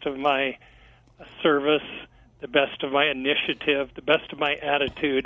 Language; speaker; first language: English; native; English